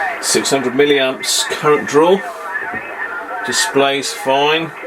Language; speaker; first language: English; native; English